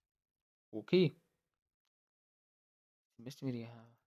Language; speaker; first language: German; native; German